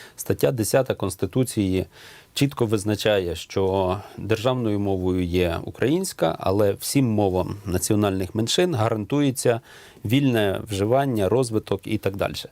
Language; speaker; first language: Ukrainian; native; Ukrainian